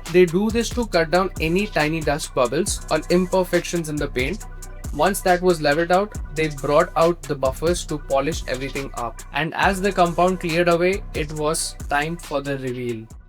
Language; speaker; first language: English; non-native, local second language; Hindi